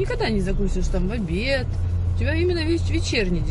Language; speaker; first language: Russian; native; Russian